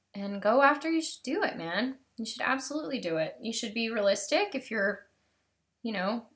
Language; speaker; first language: English; native; English